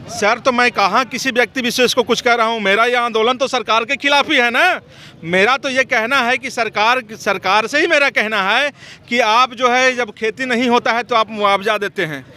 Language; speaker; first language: Hindi; native; Hindi